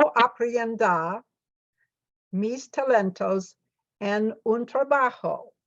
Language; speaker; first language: Spanish; non-native, learner; English